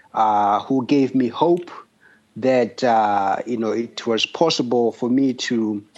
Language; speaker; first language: English; non-native, local second language; Shona